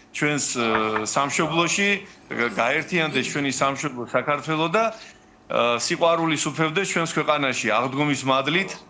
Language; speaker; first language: Georgian; native; Georgian